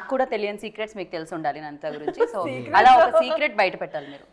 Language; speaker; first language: Telugu; native; Telugu